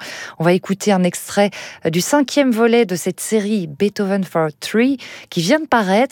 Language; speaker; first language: French; native; French